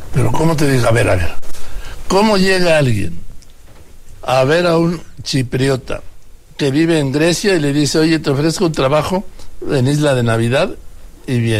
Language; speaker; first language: Spanish; native; Spanish